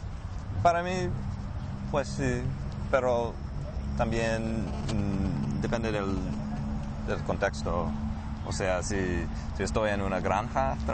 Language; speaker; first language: Spanish; non-native, fluent; English